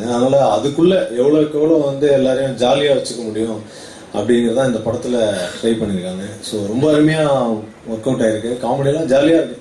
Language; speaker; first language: Tamil; native; Tamil